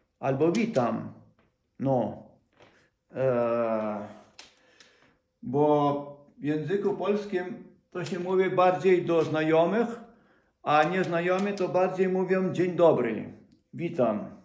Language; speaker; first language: Polish; non-native, fluent; Ukrainian